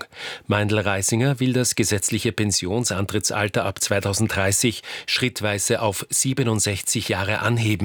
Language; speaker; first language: German; native; German